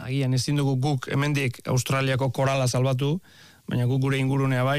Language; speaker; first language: Basque; native; Basque